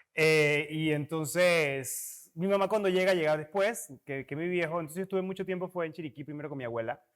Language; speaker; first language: Spanish; native; Spanish